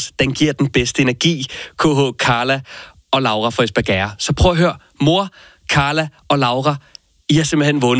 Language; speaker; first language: Danish; native; Danish